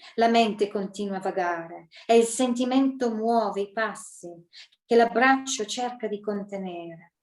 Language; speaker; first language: Italian; early bilingual, other home language; English